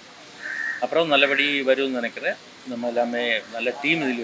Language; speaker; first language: Tamil; non-native, learner; Malayalam